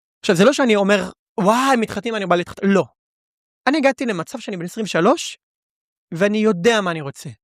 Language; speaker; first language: Hebrew; early bilingual, other home language; Russian